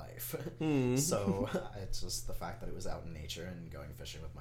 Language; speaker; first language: English; native; English